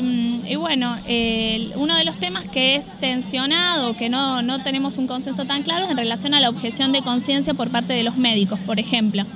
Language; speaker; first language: Spanish; native; Spanish